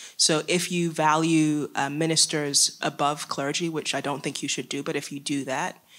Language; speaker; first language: English; native; English